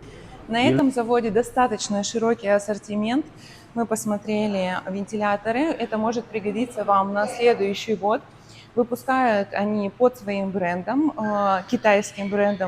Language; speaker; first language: Russian; native; Russian